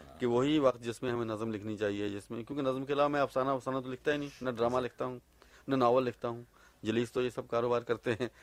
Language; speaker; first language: Urdu; native; Urdu